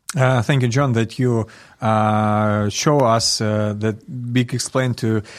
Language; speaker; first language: English; non-native, learner; Ukrainian